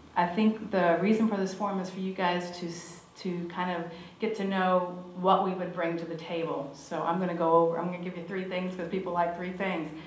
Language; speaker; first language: English; native; English